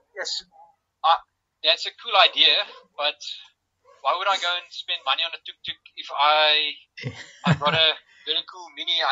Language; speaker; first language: English; non-native, local second language; Afrikaans